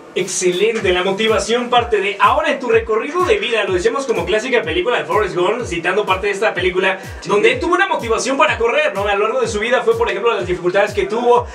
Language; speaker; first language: Spanish; native; Spanish